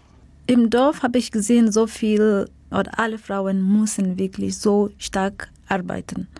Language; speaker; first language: German; non-native, learner; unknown